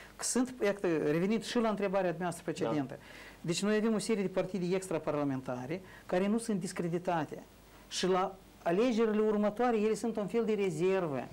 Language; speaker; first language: Romanian; native; Romanian